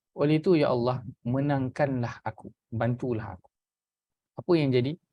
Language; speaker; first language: Malay; native; Malay